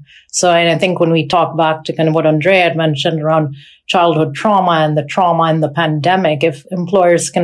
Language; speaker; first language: English; non-native, local second language; Urdu